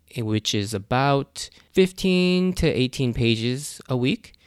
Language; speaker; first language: English; native; English